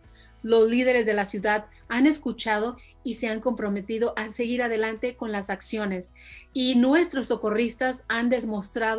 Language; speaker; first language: Spanish; native; Spanish